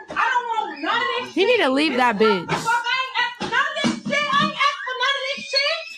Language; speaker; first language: English; native; English